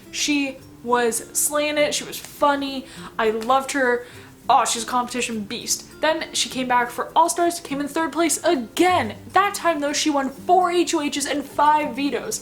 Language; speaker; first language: English; native; English